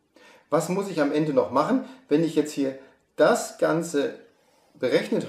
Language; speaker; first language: German; native; German